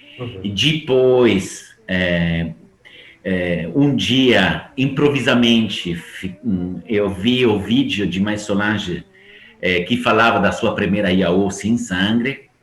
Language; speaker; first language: Portuguese; non-native, fluent; Italian